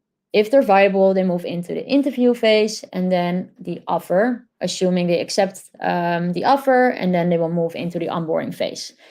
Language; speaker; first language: English; non-native, fluent; Dutch